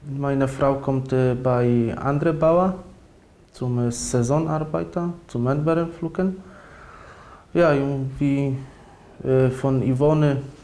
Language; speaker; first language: German; non-native, learner; Polish